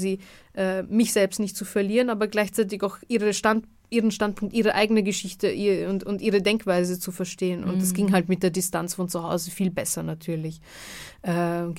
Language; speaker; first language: German; native; German